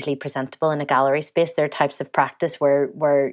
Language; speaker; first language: English; native; English